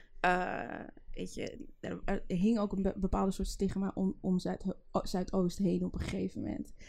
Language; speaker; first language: Dutch; early bilingual, other home language; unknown